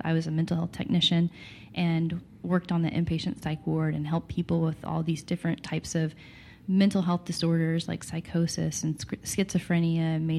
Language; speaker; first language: English; native; English